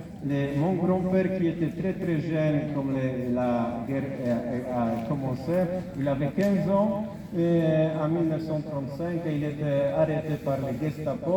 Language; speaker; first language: French; non-native, fluent; Polish